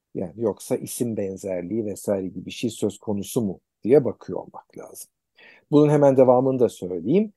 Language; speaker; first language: Turkish; native; Turkish